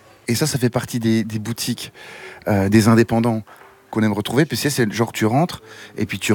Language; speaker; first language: French; native; French